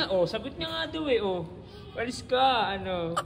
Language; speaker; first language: Filipino; native; Filipino